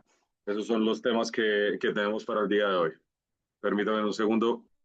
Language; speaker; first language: Spanish; native; Spanish